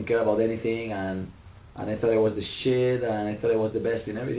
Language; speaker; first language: English; non-native, fluent; Spanish